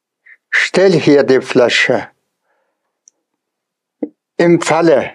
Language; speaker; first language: German; non-native, fluent; Tuvinian